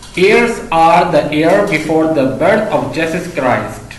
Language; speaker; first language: English; non-native, local second language; Urdu